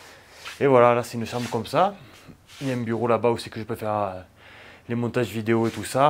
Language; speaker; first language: French; native; French